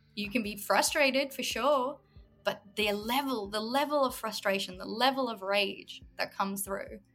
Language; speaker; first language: English; native; English